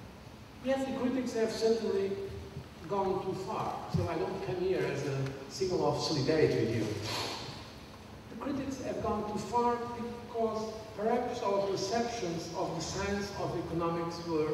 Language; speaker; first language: English; non-native, fluent; Portuguese